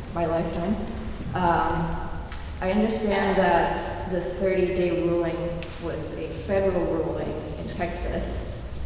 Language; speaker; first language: English; native; English